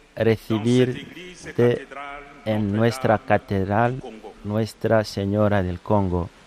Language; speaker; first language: Spanish; non-native, fluent; French